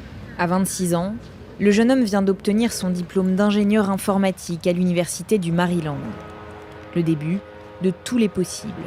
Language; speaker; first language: French; native; French